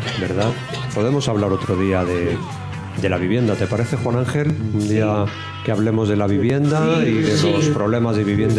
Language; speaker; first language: Spanish; native; Spanish